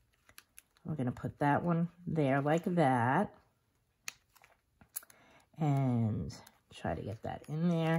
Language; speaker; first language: English; native; English